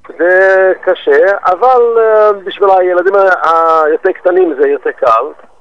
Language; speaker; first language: Hebrew; non-native, fluent; English